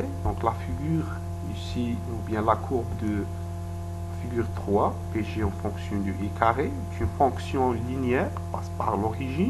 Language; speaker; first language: French; non-native, local second language; Arabic